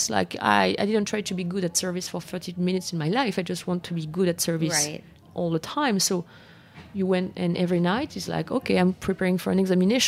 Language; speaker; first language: English; non-native, fluent; French